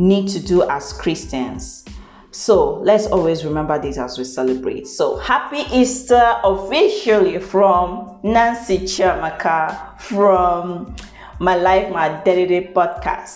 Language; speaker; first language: English; non-native, local second language; Igbo